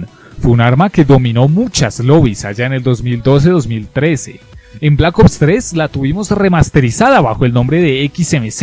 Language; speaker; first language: Spanish; native; Spanish